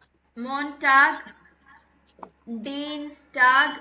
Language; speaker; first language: German; non-native, fluent; Tamil